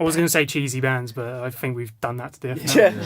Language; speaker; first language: English; native; English